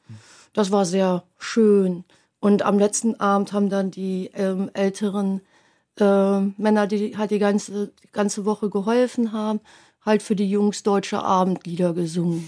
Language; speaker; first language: German; native; German